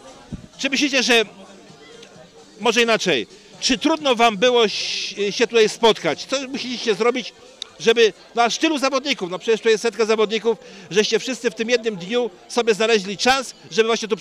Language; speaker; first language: Polish; native; Polish